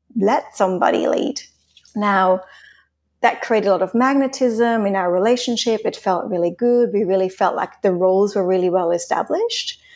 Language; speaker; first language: English; non-native, fluent; Swiss German